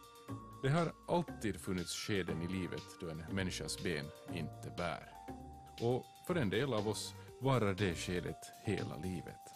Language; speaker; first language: Swedish; native; Swedish